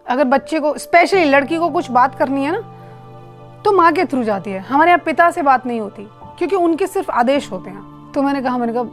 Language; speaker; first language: Hindi; native; Hindi